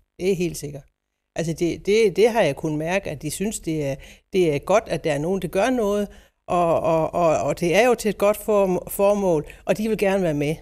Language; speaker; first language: Danish; native; Danish